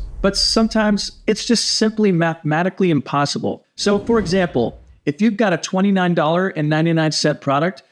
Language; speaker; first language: English; native; English